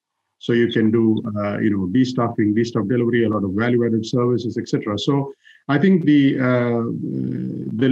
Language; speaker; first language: English; non-native, local second language; Malayalam